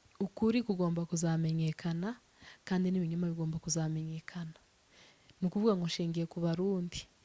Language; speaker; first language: Kinyarwanda; native; Kinyarwanda